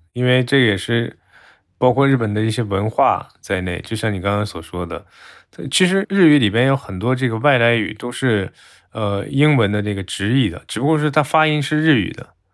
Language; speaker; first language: Chinese; non-native, fluent; Japanese